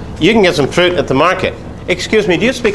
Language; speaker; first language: English; native; English